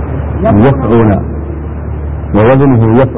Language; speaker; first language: Arabic; non-native, fluent; Hausa